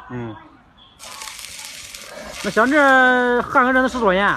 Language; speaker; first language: Chinese; native; Chinese